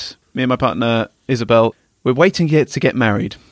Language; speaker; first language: English; native; English